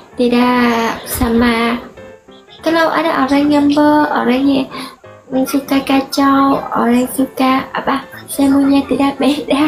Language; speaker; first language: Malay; non-native, learner; Vietnamese